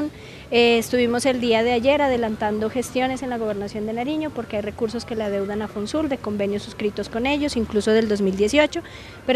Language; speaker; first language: Spanish; native; Spanish